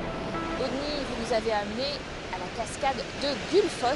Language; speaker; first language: French; native; French